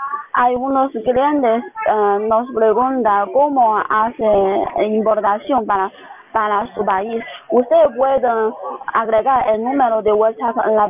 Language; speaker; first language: Spanish; non-native, learner; Chinese